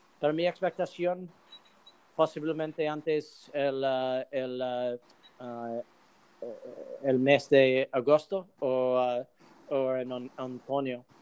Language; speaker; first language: Spanish; non-native, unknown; English